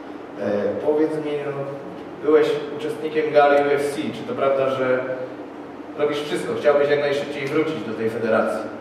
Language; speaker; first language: Polish; native; Polish